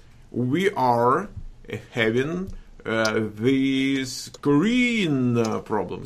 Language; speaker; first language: English; non-native, fluent; Russian